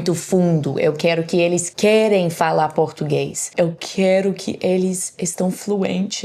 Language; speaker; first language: Portuguese; non-native, learner; English